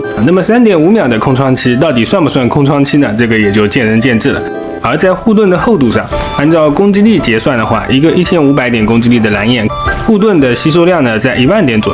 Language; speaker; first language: Chinese; native; Chinese